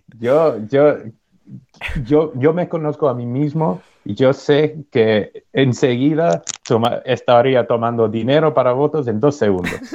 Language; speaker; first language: Spanish; non-native, fluent; English